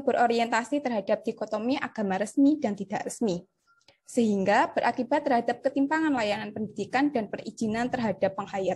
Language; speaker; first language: Indonesian; native; Indonesian